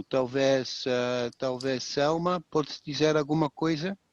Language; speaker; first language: Portuguese; non-native, fluent; Dutch